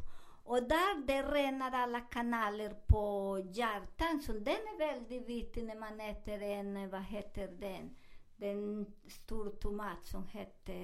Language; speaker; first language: Swedish; non-native, learner; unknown